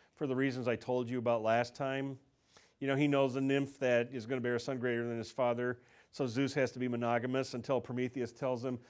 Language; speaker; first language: English; native; English